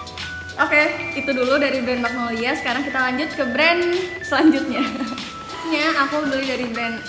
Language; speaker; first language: Indonesian; native; Indonesian